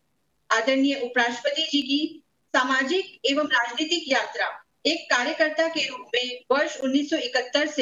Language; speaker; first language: Hindi; native; Hindi